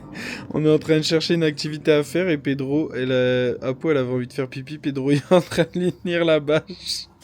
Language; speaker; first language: French; native; French